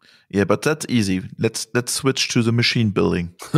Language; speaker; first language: English; non-native, fluent; German